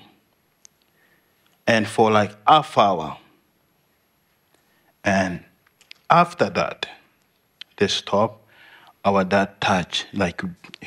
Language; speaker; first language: English; non-native, learner; Arabic